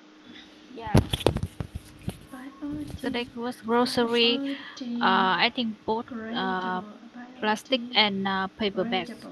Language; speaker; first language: English; non-native, learner; Vietnamese